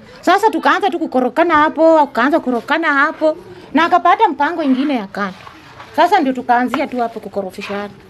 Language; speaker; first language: Swahili; non-native, local second language; Luo (Kenya and Tanzania)